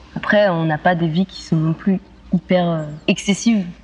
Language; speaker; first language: French; native; French